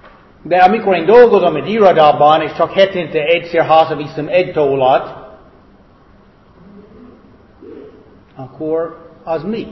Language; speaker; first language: Hungarian; non-native, fluent; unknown